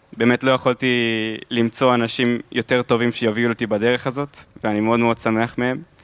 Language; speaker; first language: Hebrew; early bilingual, other home language; Hungarian